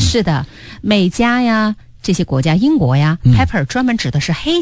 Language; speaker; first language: Chinese; native; Chinese